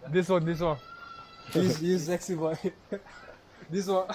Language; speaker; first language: English; non-native, local second language; Nepali